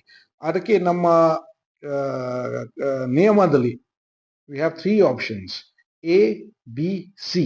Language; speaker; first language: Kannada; non-native, fluent; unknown